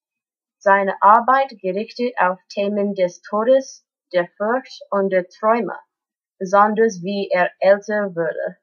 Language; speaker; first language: German; non-native, learner; English